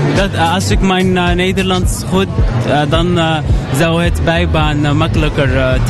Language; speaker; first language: Dutch; non-native, learner; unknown